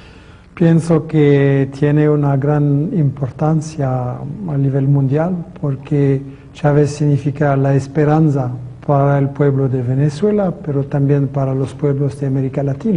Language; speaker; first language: Spanish; non-native, fluent; French